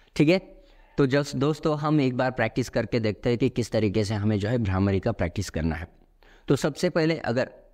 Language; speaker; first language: Hindi; non-native, local second language; Marathi